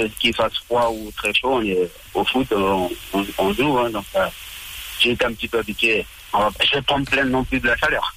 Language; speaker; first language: French; early bilingual, other home language; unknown